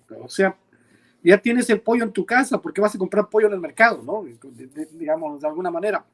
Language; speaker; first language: Spanish; native; Spanish